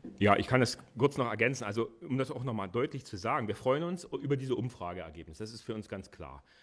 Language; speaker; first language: German; native; German